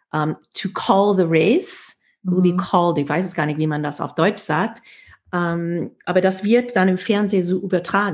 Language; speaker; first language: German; non-native, fluent; English